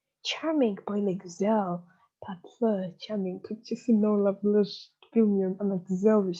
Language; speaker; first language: Turkish; non-native, fluent; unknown